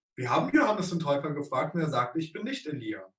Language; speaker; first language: German; native; German